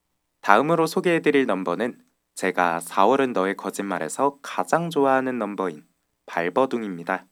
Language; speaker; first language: Korean; native; Korean